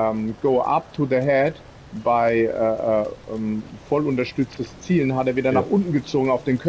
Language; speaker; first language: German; native; German